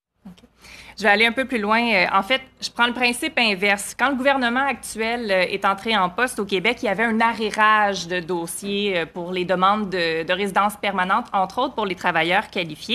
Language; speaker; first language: French; native; French